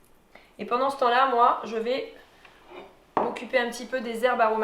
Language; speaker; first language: French; native; French